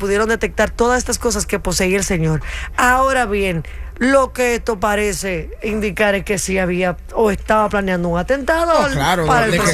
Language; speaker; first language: Spanish; native; Spanish